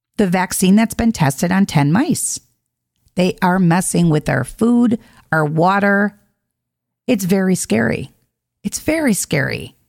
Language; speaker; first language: English; native; English